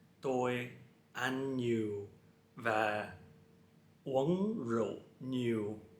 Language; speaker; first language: Vietnamese; non-native, learner; English